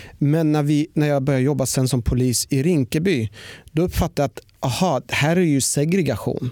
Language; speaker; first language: Swedish; early bilingual, other home language; Persian